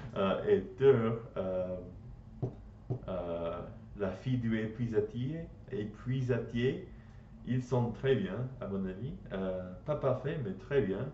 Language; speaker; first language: French; non-native, learner; English